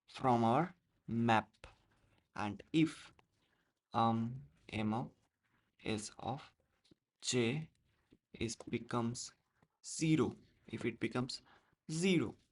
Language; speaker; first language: English; non-native, local second language; Hindi